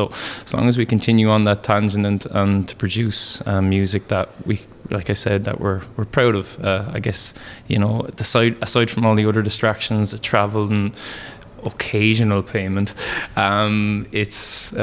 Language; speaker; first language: English; native; English